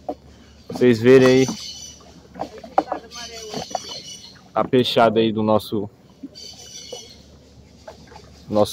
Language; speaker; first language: Portuguese; native; Portuguese